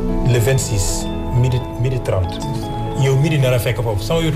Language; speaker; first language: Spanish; non-native, fluent; Wolof